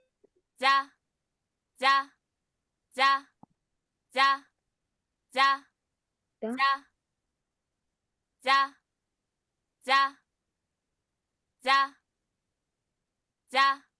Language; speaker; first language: Japanese; non-native, learner; Filipino